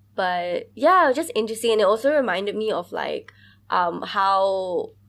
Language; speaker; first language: English; early bilingual, other home language; Hindi